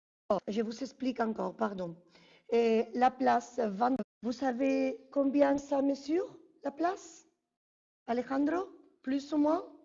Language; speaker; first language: French; non-native, fluent; Spanish